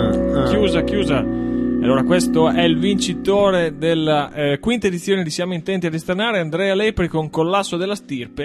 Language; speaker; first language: Italian; native; Italian